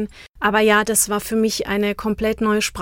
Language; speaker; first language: German; non-native, fluent; Czech